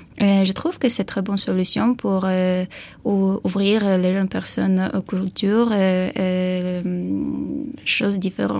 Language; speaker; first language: French; non-native, learner; Polish